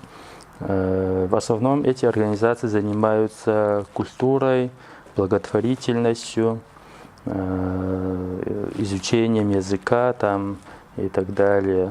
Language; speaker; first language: Russian; non-native, local second language; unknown